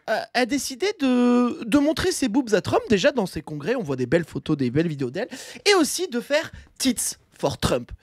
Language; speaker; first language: French; native; French